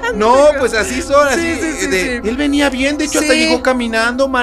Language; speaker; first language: Spanish; native; Spanish